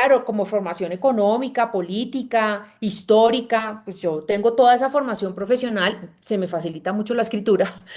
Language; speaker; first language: Spanish; native; Spanish